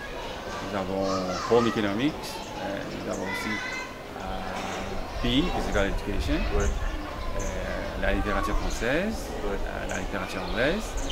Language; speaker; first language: French; non-native, local second language; Morisyen